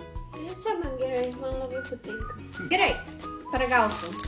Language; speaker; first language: Lithuanian; non-native, learner; Japanese